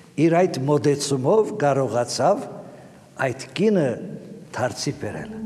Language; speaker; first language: Armenian; early bilingual, heritage; Armenian